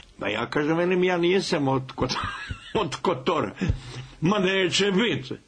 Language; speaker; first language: Serbian; native; Serbian